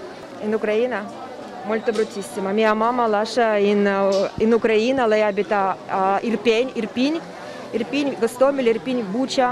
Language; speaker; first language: Italian; non-native, learner; Ukrainian